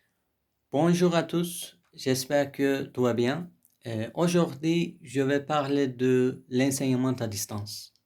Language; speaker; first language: French; non-native, learner; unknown